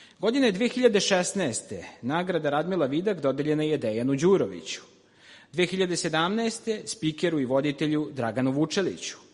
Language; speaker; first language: Serbian; native; Serbian